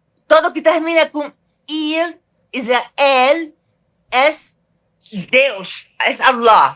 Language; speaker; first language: Portuguese; non-native, fluent; Arabic